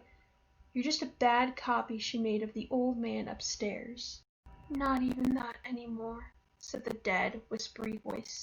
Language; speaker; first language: English; native; English